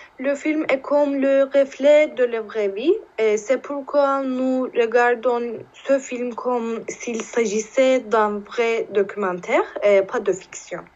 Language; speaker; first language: French; non-native, learner; Turkish